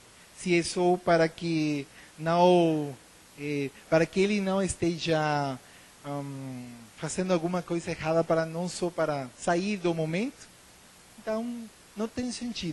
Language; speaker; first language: Portuguese; non-native, learner; Spanish